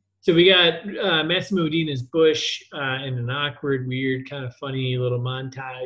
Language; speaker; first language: English; native; English